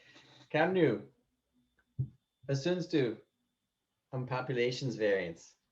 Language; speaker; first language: Danish; non-native, fluent; English